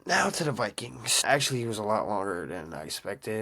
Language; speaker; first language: English; native; English